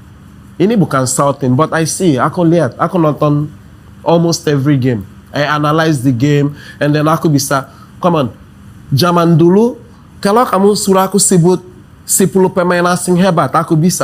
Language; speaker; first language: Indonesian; non-native, fluent; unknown